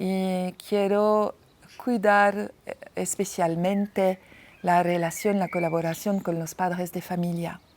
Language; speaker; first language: Spanish; non-native, fluent; French